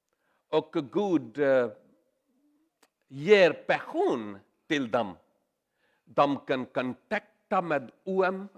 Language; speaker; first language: Swedish; non-native, learner; Urdu